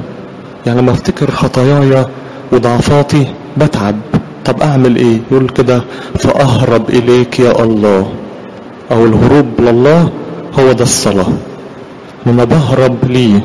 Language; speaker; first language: Arabic; native; Arabic